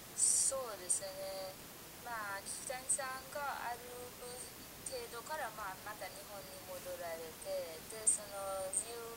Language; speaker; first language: Japanese; non-native, fluent; Persian